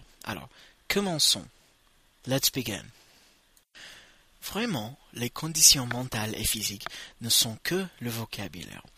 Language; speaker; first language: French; non-native, fluent; English